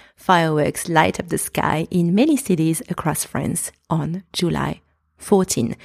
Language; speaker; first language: French; native; French